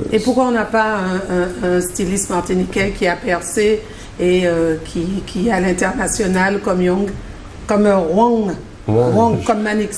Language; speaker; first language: French; native; French